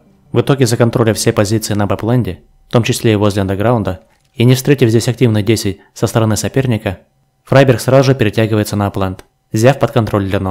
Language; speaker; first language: Russian; native; Russian